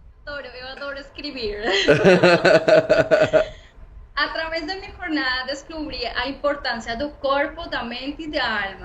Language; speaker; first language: Portuguese; non-native, learner; Spanish